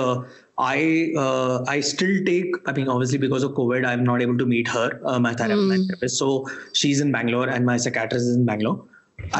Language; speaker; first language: English; non-native, local second language; Hindi